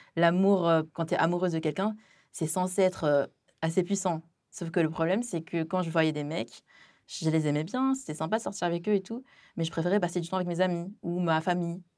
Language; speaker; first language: French; early bilingual, other home language; Chinese